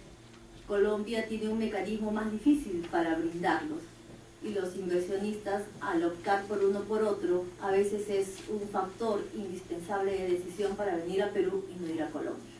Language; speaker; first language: Spanish; native; Spanish